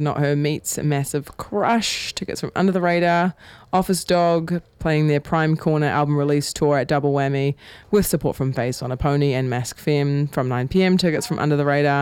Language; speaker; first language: English; native; English